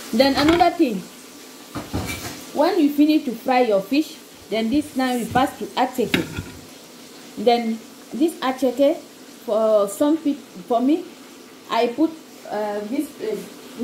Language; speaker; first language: English; non-native, learner; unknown